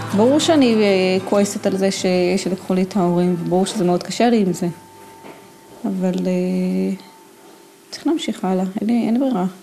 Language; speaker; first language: Hebrew; native; Hebrew